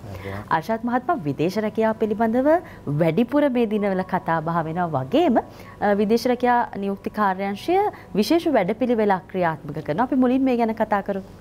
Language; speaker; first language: Sinhala; native; Sinhala